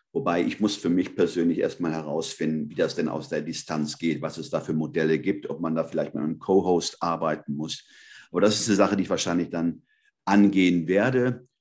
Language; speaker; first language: German; early bilingual, other home language; Spanish